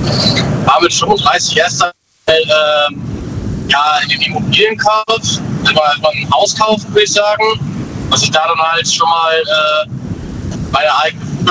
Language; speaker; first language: German; native; German